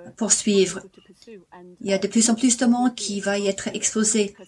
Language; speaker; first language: French; non-native, fluent; Cantonese